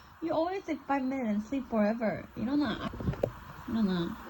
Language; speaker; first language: English; non-native, learner; Korean